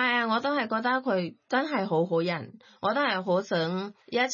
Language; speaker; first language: Cantonese; non-native, learner; Thai